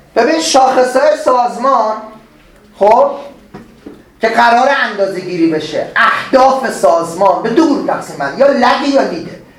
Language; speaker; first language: Persian; native; Persian